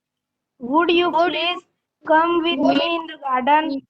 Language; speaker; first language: English; non-native, learner; Hindi